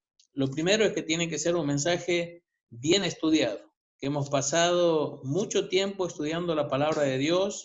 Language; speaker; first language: Spanish; native; Spanish